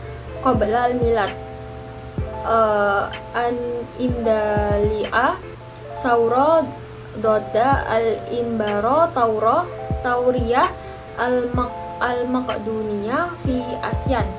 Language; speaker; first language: Arabic; non-native, learner; Indonesian